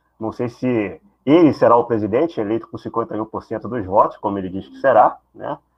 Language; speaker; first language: Portuguese; native; Portuguese